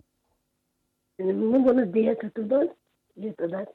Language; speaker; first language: Spanish; non-native, fluent; Arabic